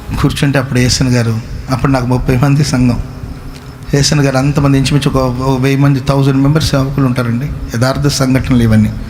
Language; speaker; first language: Telugu; non-native, local second language; Kannada